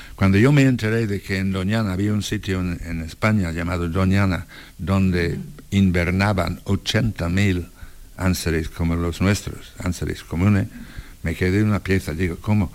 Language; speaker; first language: Spanish; non-native, fluent; English